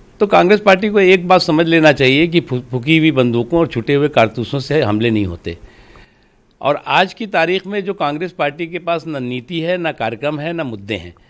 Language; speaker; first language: Hindi; native; Hindi